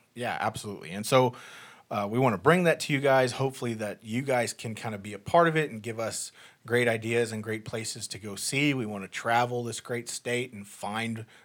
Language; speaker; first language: English; native; English